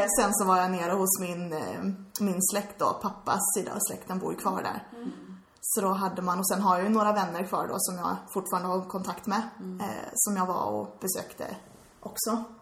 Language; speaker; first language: Swedish; early bilingual, heritage; English